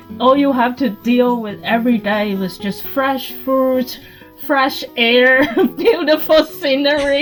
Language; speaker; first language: English; non-native, fluent; Chinese